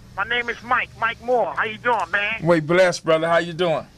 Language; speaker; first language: English; native; English